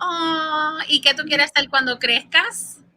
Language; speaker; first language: Spanish; early bilingual, heritage; Spanish